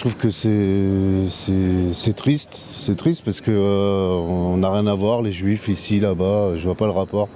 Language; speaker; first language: French; native; French